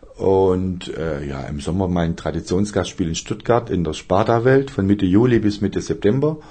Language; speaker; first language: German; native; German